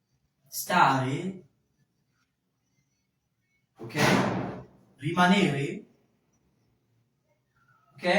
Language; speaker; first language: Italian; non-native, fluent; French